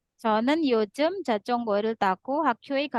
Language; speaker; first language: Korean; non-native, fluent; Indonesian